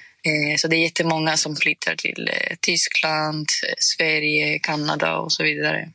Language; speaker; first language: Swedish; non-native, fluent; Greek